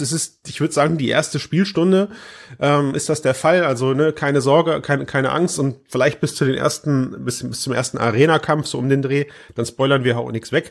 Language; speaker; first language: German; native; German